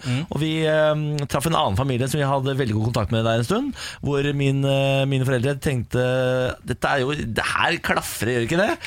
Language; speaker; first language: Norwegian; native; Norwegian